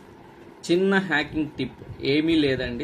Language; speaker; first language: Telugu; native; Telugu